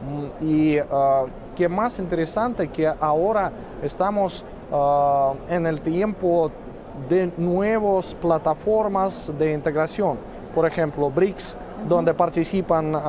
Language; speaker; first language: Spanish; non-native, fluent; Russian